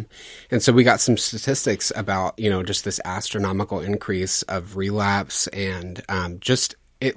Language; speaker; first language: English; native; English